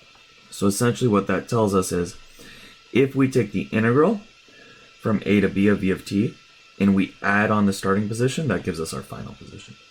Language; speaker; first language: English; native; English